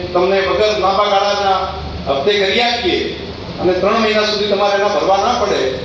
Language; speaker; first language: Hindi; non-native, local second language; Gujarati